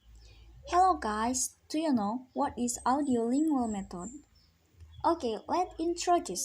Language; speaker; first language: English; non-native, learner; Indonesian